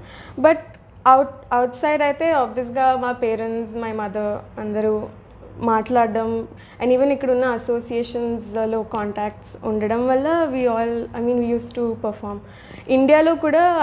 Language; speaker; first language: Telugu; early bilingual, heritage; Telugu